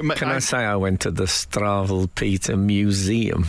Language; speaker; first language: English; native; English